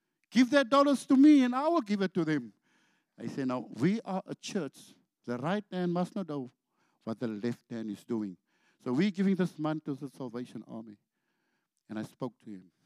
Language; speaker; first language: English; non-native, local second language; Afrikaans